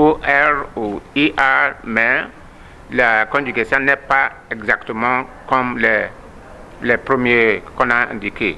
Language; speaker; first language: French; non-native, learner; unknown